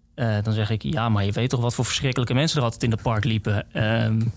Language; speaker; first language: Dutch; native; Dutch